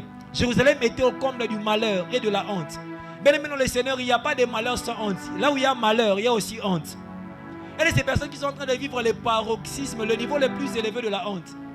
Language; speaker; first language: French; non-native, local second language; Lingala